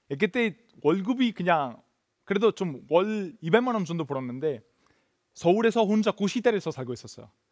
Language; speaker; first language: Korean; non-native, fluent; Italian